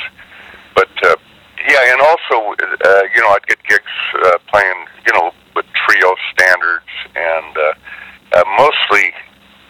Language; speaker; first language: English; native; English